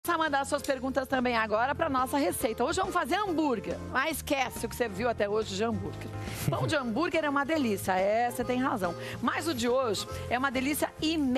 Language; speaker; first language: Portuguese; native; Portuguese